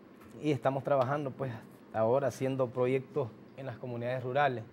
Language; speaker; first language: Spanish; native; Spanish